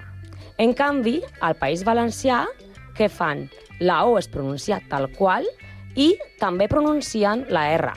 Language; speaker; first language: Catalan; non-native, learner; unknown